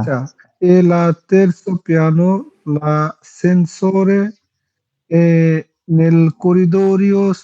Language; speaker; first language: Italian; non-native, learner; Bangla